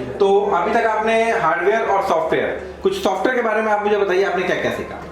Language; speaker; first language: Hindi; native; Hindi